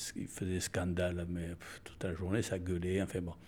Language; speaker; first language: French; native; French